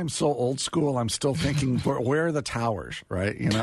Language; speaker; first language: English; native; English